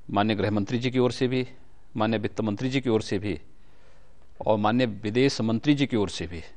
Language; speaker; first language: Hindi; native; Hindi